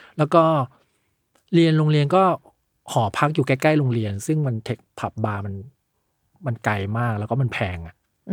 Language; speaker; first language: Thai; early bilingual, other home language; Chinese